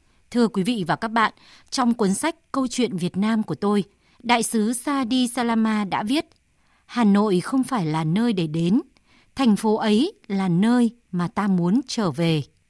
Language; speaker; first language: Vietnamese; native; Vietnamese